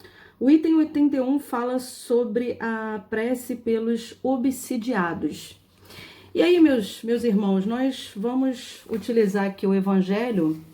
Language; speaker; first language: Portuguese; native; Portuguese